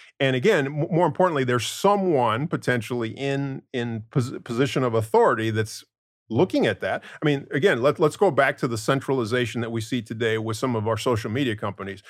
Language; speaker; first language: English; non-native, fluent; Spanish